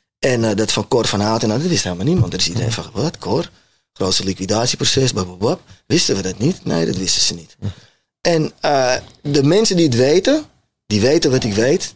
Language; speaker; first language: Dutch; native; Dutch